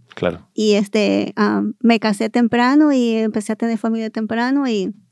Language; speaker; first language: Spanish; early bilingual, heritage; Spanish